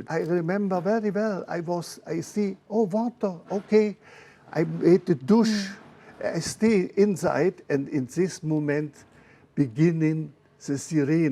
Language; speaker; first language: English; non-native, learner; German